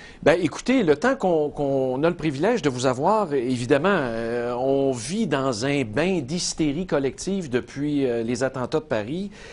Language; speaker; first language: French; native; French